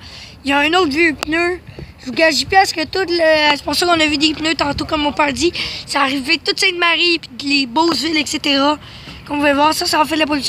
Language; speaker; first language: French; native; French